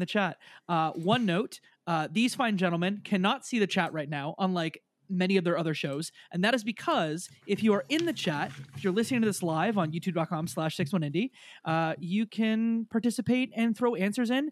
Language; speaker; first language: English; native; English